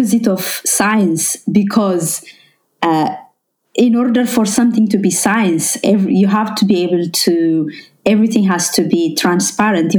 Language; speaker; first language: English; non-native, fluent; Amharic